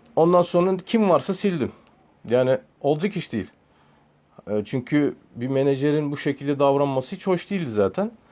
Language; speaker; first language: Turkish; early bilingual, heritage; Turkish